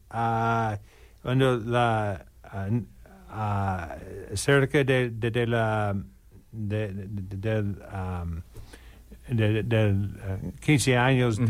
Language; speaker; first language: Spanish; non-native, learner; English